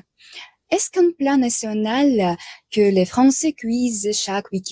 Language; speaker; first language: French; non-native, fluent; Russian